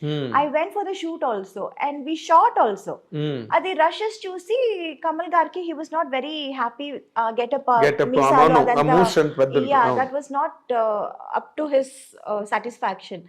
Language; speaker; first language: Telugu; non-native, local second language; Tamil